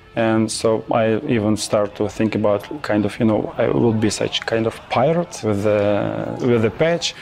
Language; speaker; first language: English; non-native, fluent; Russian